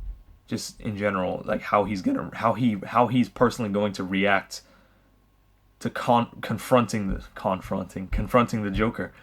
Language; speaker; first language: English; native; English